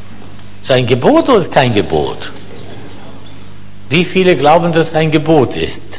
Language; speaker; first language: German; non-native, fluent; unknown